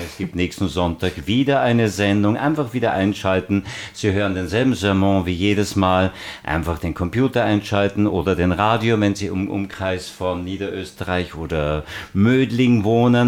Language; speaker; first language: German; native; German